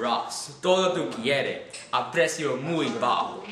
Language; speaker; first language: Spanish; non-native, learner; English